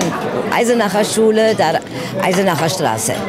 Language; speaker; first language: Persian; early bilingual, heritage; Persian